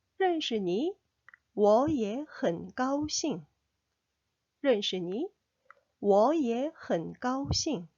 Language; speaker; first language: Chinese; non-native, fluent; Korean